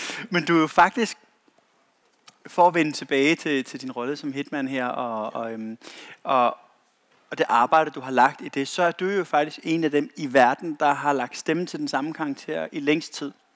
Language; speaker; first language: Danish; native; Danish